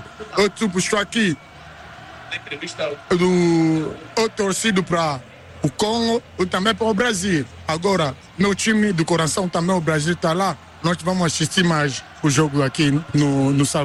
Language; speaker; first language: Portuguese; non-native, learner; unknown